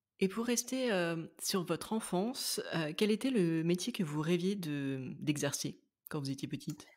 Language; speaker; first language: French; native; French